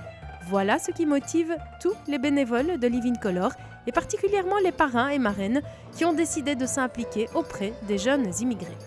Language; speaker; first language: French; native; French